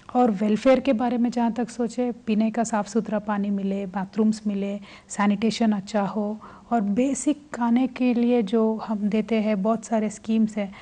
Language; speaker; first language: Hindi; non-native, local second language; Telugu